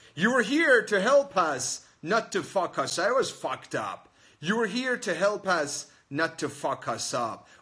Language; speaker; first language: English; non-native, fluent; Persian